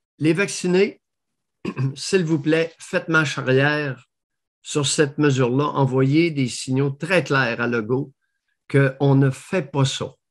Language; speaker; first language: French; native; French